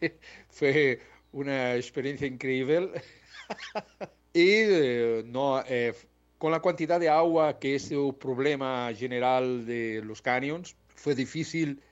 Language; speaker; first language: Portuguese; non-native, learner; Spanish